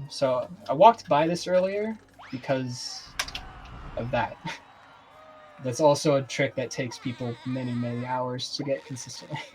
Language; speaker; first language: English; native; English